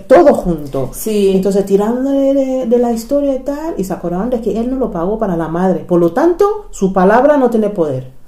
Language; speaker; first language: Spanish; non-native, fluent; English